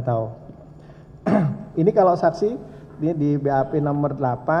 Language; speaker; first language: Indonesian; native; Indonesian